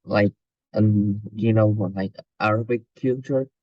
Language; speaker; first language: English; non-native, learner; Vietnamese